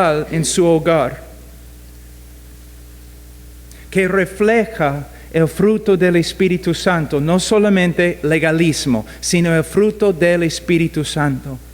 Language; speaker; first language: Spanish; non-native, fluent; English